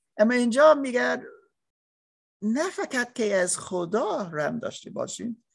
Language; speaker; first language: Persian; non-native, learner; English